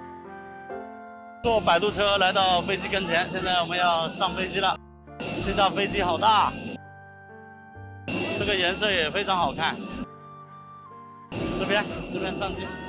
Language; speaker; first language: Chinese; native; Chinese